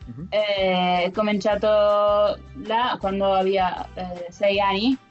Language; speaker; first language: Italian; non-native, fluent; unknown